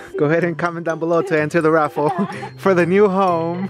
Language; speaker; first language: English; early bilingual, other home language; Spanish